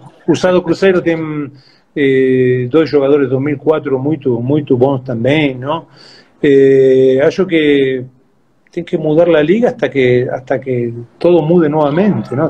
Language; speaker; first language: Portuguese; non-native, fluent; Spanish